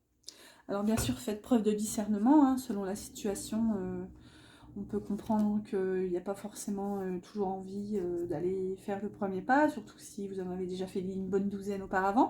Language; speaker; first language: French; native; French